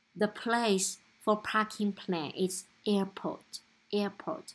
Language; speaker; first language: English; non-native, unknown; Chinese